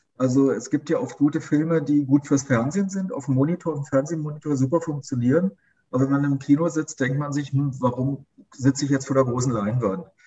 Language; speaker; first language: German; native; German